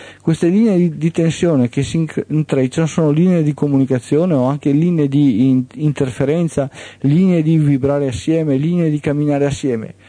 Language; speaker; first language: Italian; native; Italian